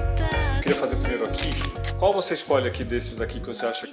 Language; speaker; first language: Portuguese; native; Portuguese